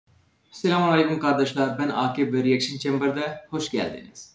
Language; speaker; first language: Turkish; non-native, fluent; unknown